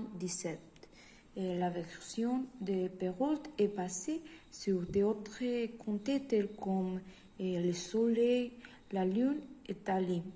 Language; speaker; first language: French; non-native, learner; Spanish